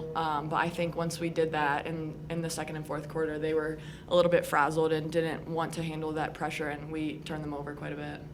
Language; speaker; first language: English; native; English